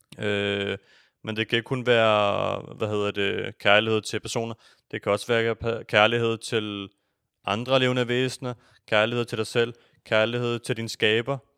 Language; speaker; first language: Danish; early bilingual, other home language; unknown